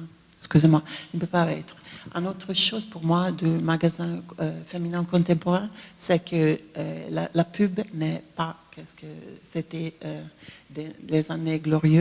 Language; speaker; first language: French; non-native, fluent; Italian